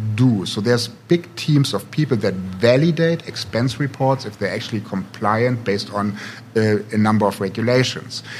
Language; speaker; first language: English; non-native, fluent; German